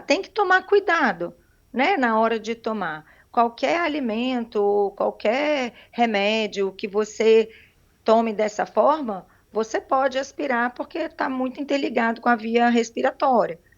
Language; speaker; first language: Portuguese; native; Portuguese